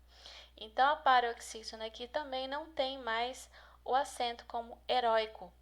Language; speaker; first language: Portuguese; native; Portuguese